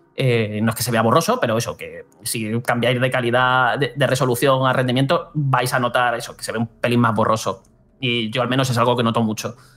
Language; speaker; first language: Spanish; native; Spanish